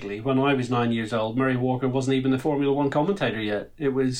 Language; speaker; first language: English; native; English